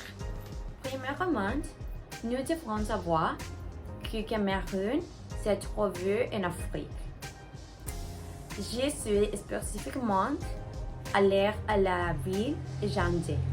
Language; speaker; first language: French; non-native, learner; Spanish